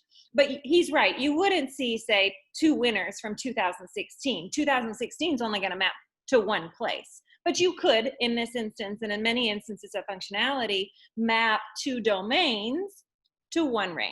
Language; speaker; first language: English; native; English